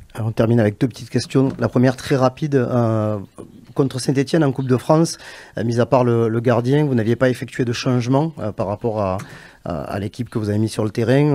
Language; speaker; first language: French; native; French